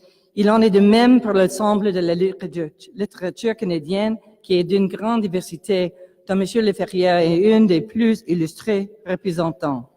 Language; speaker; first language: French; non-native, local second language; English